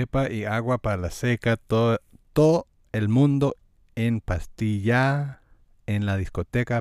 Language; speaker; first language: Spanish; non-native, fluent; English